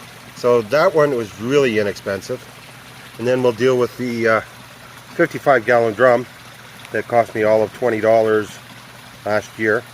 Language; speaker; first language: English; native; English